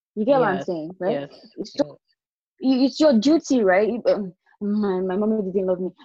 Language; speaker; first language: English; non-native, local second language; Yoruba